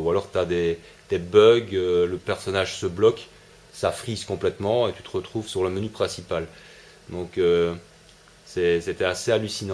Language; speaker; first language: French; native; French